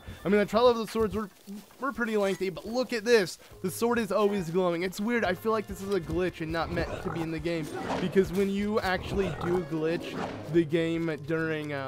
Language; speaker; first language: English; native; English